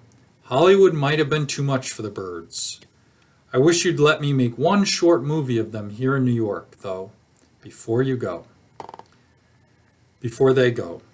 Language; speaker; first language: English; native; English